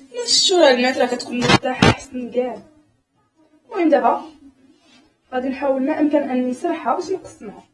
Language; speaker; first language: Arabic; native; Arabic